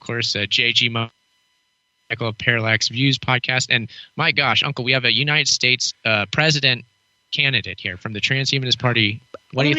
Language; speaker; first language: English; native; English